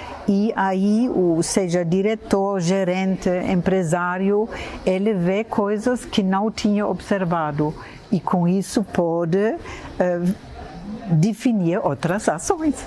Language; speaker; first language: Portuguese; non-native, fluent; German